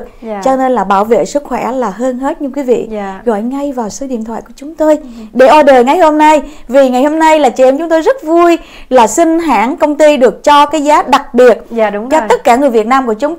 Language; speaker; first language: Vietnamese; native; Vietnamese